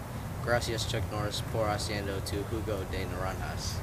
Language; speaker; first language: Spanish; non-native, learner; English